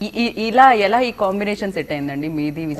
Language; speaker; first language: Telugu; native; Telugu